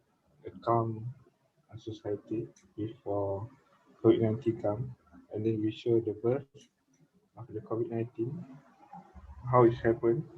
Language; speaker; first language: English; non-native, learner; Malay